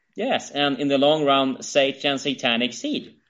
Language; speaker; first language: English; non-native, fluent; Swedish